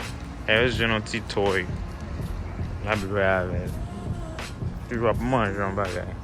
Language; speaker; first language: Haitian Creole; early bilingual, heritage; Haitian Creole